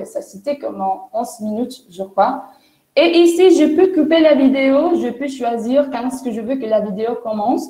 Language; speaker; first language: French; non-native, fluent; Spanish